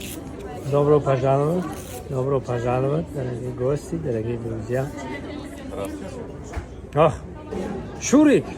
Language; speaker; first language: Russian; non-native, local second language; Tajik